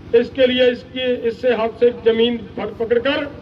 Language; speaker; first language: Hindi; non-native, local second language; Punjabi